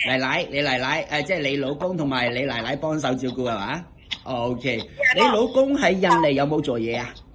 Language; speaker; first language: Cantonese; native; Cantonese